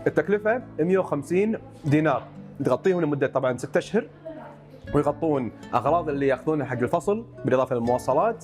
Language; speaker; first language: Arabic; native; Arabic